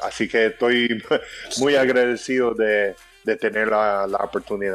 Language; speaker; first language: Spanish; early bilingual, heritage; English